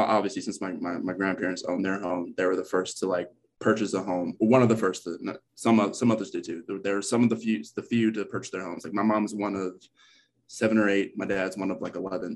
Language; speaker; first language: English; native; English